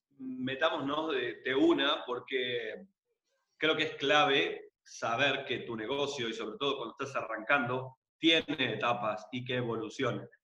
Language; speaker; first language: Spanish; native; Spanish